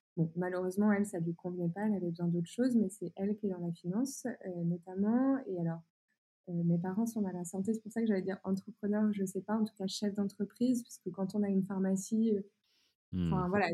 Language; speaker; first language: French; native; French